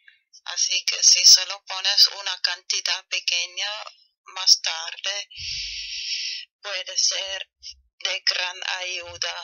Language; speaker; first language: Spanish; non-native, fluent; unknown